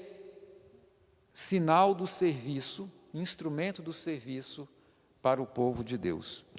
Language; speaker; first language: Portuguese; native; Portuguese